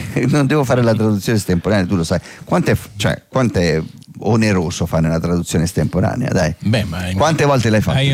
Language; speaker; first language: Italian; native; Italian